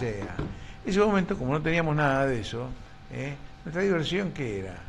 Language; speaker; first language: Spanish; native; Spanish